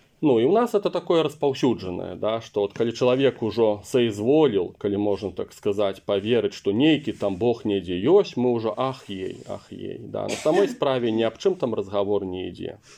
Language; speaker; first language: Belarusian; non-native, local second language; Russian